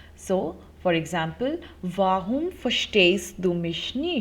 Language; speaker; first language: German; non-native, fluent; Hindi